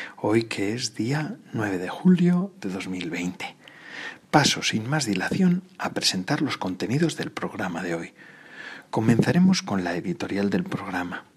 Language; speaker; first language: Spanish; native; Spanish